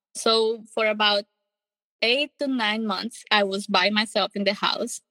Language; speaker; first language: English; non-native, fluent; Spanish